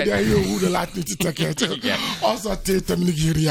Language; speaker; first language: Hungarian; non-native, fluent; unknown